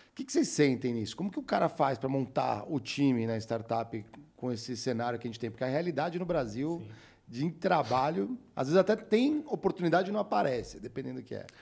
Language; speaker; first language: Portuguese; native; Portuguese